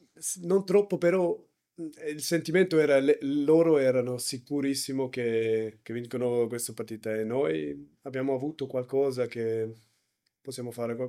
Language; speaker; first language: Italian; non-native, learner; German